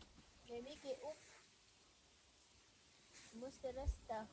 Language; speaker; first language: Swedish; non-native, learner; Cebuano